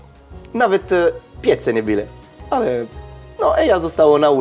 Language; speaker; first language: Polish; non-native, learner; Italian